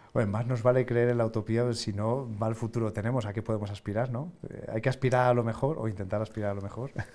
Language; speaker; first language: Spanish; native; Spanish